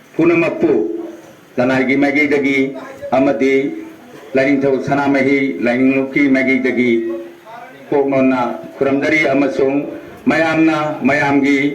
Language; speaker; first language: Manipuri; early bilingual, heritage; Manipuri